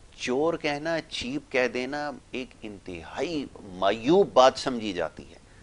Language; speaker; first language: Urdu; native; Urdu